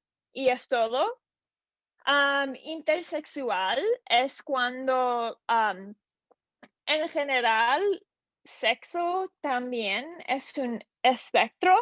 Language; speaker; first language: Spanish; non-native, learner; English